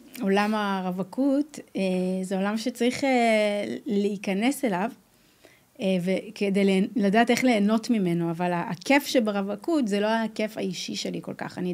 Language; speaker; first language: Hebrew; native; Hebrew